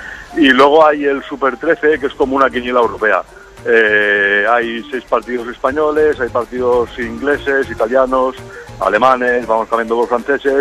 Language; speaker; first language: Spanish; native; Spanish